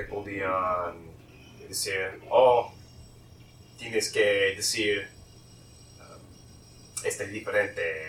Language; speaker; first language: Spanish; non-native, learner; English